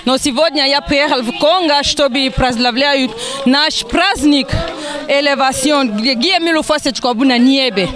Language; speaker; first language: Russian; non-native, learner; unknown